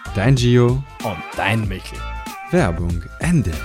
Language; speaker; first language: German; non-native, fluent; Italian